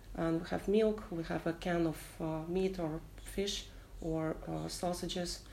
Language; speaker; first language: English; non-native, fluent; Russian